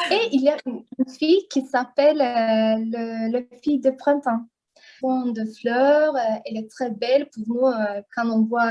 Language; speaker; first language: French; non-native, learner; Azerbaijani